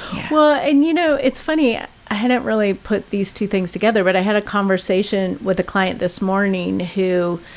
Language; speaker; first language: English; native; English